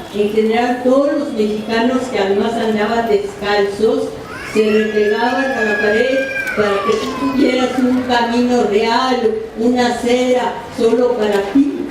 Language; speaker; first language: Spanish; early bilingual, other home language; French